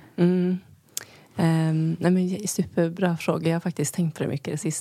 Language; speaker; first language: Swedish; native; Swedish